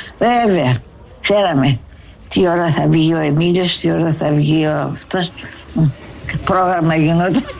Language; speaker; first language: Greek; native; Greek